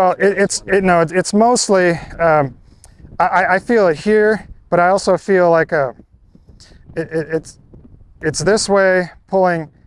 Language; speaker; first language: English; native; English